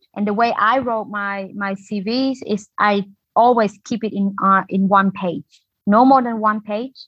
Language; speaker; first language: English; non-native, fluent; Vietnamese